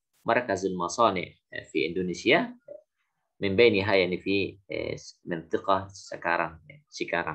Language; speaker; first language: Arabic; non-native, fluent; Indonesian